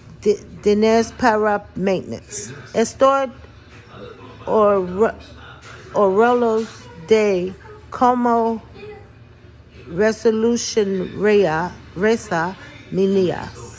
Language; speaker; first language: Spanish; non-native, learner; English